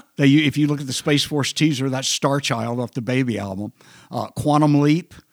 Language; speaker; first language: English; native; English